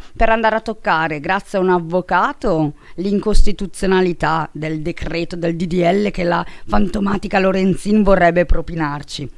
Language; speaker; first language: Italian; native; Italian